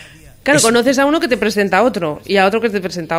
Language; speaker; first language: Spanish; native; Spanish